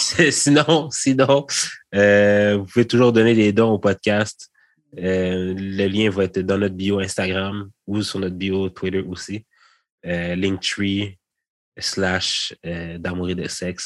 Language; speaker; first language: French; native; French